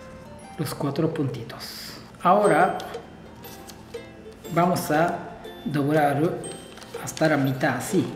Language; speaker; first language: Spanish; non-native, learner; Japanese